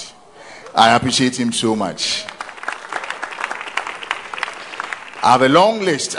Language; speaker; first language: English; non-native, local second language; Akan